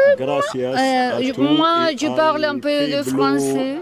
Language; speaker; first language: French; non-native, learner; Spanish